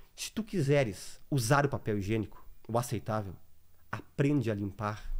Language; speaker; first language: Portuguese; native; Portuguese